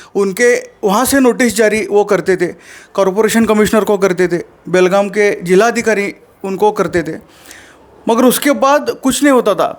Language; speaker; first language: Hindi; non-native, local second language; Marathi